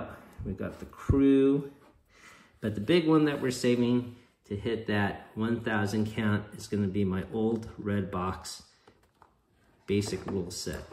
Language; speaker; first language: English; native; English